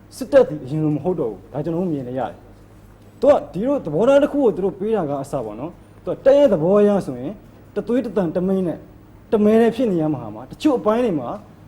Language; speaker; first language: Burmese; native; Burmese